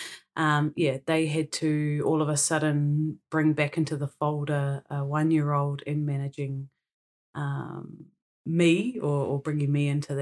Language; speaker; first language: English; native; English